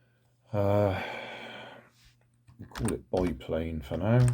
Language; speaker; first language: English; native; English